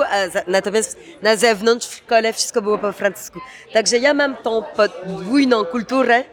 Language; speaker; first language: Polish; early bilingual, heritage; Polish